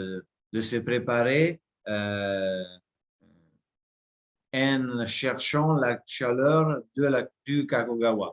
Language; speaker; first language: French; non-native, fluent; Italian